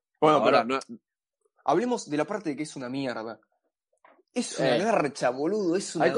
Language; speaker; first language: Spanish; native; Spanish